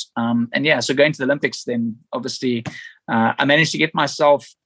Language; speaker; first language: English; native; English